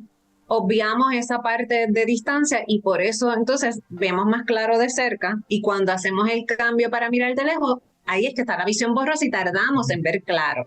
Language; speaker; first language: Spanish; native; Spanish